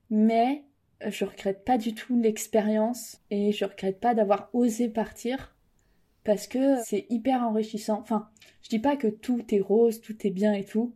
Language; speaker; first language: French; native; French